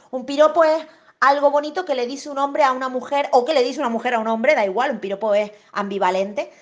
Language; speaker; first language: Spanish; native; Spanish